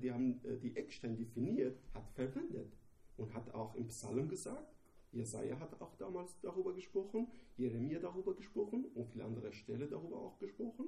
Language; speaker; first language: German; non-native, learner; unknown